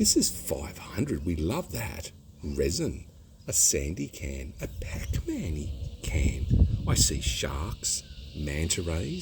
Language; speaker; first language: English; native; English